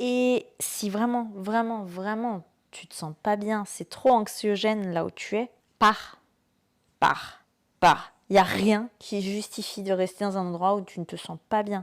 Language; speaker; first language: French; native; French